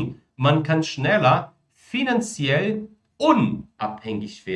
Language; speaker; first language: German; non-native, fluent; Portuguese